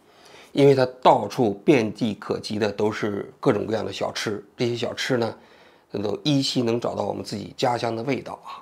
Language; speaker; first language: Chinese; native; Chinese